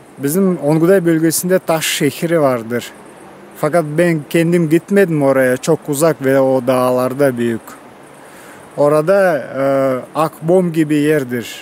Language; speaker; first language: Turkish; non-native, learner; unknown